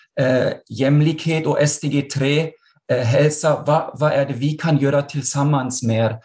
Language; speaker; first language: Swedish; non-native, fluent; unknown